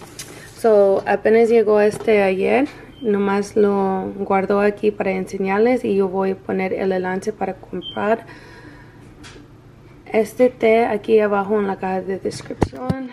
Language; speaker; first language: Spanish; early bilingual, heritage; Spanish